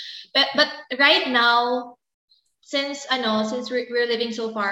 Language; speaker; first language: English; non-native, local second language; Filipino